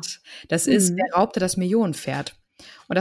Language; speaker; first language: German; native; German